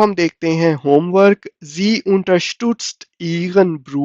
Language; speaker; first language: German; non-native, fluent; Urdu